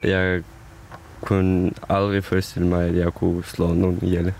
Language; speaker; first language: Danish; non-native, fluent; Ukrainian